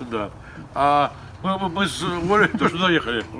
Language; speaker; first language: Russian; native; Russian